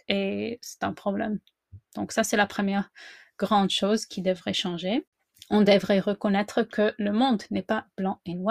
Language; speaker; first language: French; non-native, fluent; English